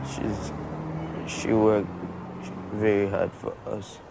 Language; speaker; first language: English; non-native, learner; Haitian Creole